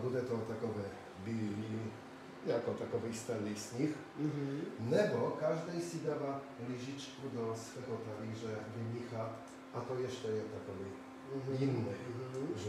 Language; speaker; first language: Czech; non-native, fluent; Polish